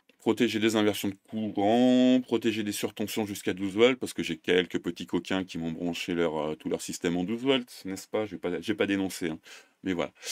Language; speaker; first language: French; native; French